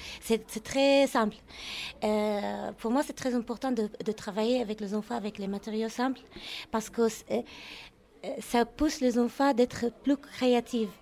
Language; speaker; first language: French; non-native, learner; Arabic